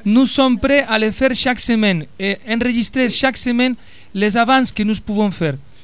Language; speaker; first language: French; non-native, fluent; Spanish